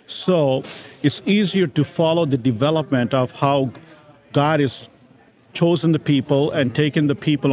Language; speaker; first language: English; native; English